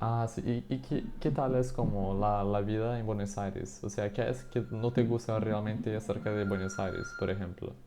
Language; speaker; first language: Spanish; non-native, fluent; Portuguese